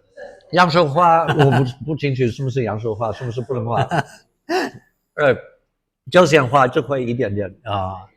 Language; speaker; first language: Chinese; non-native, fluent; English